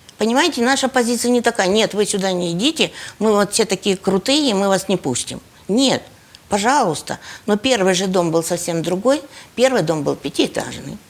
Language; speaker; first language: Russian; native; Russian